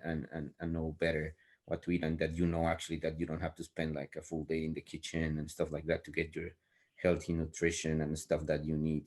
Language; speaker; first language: English; non-native, fluent; Spanish